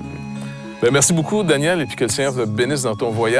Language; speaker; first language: French; native; French